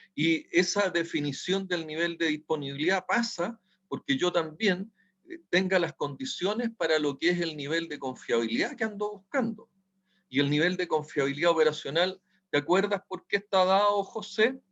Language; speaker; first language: Spanish; native; Spanish